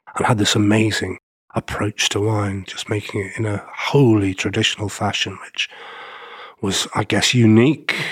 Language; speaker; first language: English; native; English